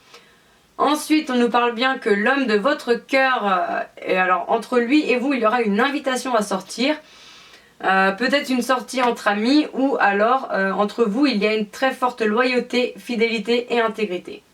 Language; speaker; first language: French; native; French